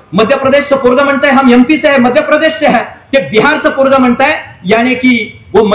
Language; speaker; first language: Hindi; non-native, local second language; Marathi